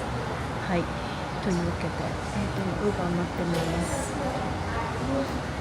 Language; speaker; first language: Japanese; native; Japanese